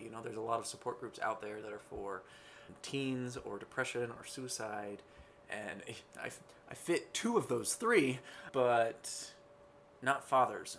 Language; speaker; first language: English; native; English